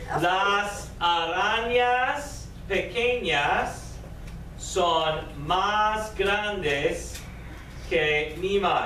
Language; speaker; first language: Spanish; non-native, fluent; English